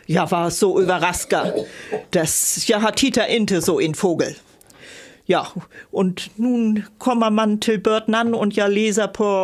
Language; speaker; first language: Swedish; non-native, learner; German